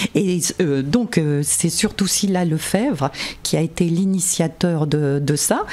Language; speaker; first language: French; native; French